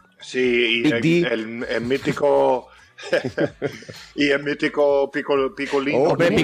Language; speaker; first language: Spanish; early bilingual, heritage; English